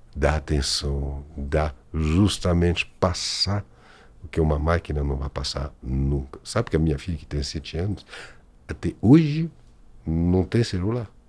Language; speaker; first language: Portuguese; non-native, fluent; French